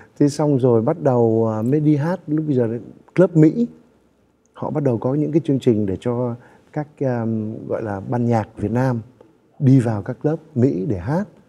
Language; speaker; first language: Vietnamese; native; Vietnamese